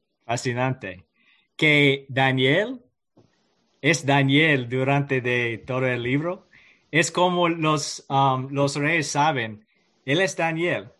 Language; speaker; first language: Spanish; non-native, learner; English